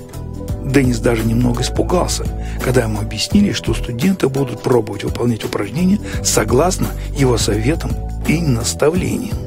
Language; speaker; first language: Russian; native; Russian